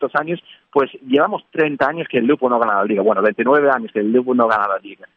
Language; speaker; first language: Spanish; non-native, fluent; English